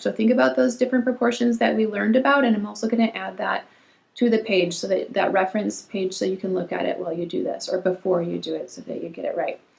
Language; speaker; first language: English; native; English